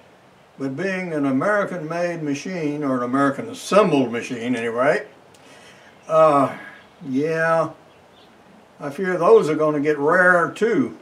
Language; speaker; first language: English; native; English